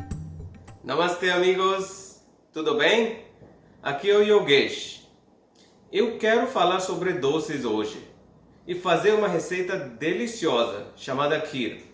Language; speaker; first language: Portuguese; non-native, fluent; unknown